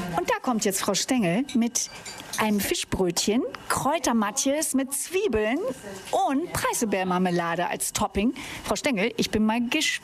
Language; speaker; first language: German; native; German